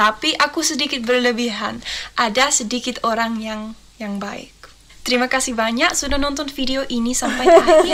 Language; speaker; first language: Indonesian; non-native, learner; Dutch